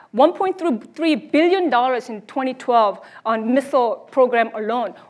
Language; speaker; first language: English; early bilingual, other home language; Korean